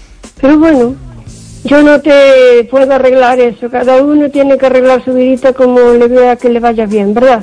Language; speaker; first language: Spanish; native; Spanish